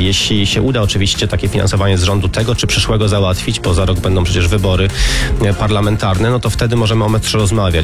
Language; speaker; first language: Polish; native; Polish